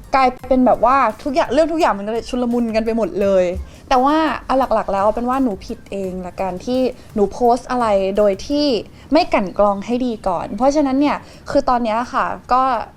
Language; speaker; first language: Thai; native; Thai